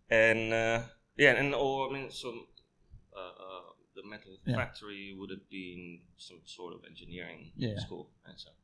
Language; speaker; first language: English; non-native, fluent; Italian